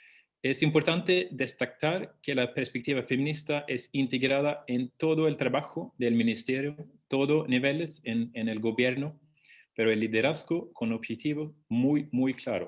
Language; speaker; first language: Spanish; non-native, fluent; Swedish